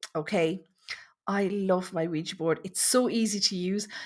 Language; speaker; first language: English; native; English